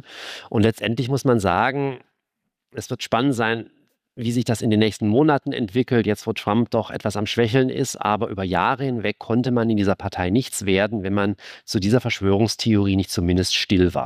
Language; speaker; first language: German; native; German